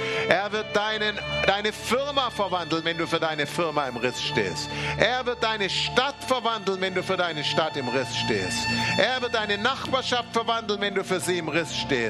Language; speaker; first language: German; native; German